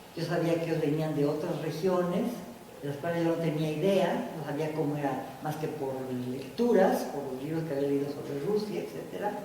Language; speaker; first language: Spanish; native; Spanish